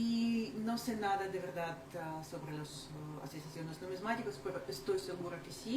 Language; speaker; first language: Spanish; non-native, fluent; Ukrainian